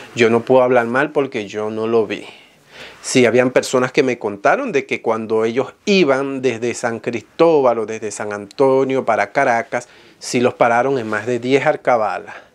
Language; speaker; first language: Spanish; native; Spanish